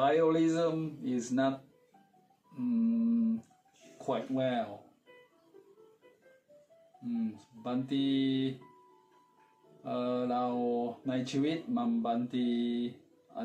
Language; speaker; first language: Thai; non-native, fluent; Japanese